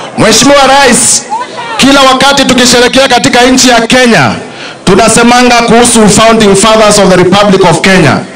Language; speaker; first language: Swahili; non-native, local second language; Kamba